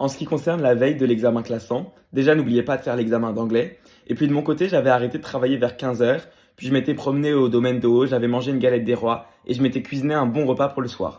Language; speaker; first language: French; native; French